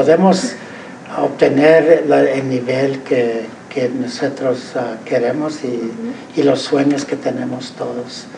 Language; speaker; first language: Spanish; early bilingual, heritage; Spanish